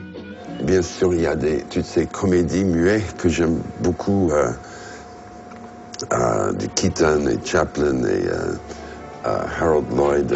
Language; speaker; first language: French; non-native, fluent; English